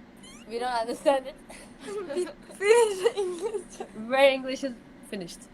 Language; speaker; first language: English; non-native, learner; Turkish